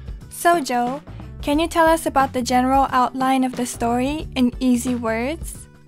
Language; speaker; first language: English; early bilingual, other home language; Japanese